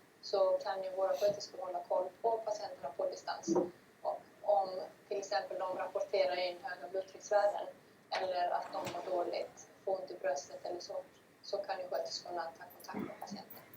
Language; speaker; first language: Swedish; native; Swedish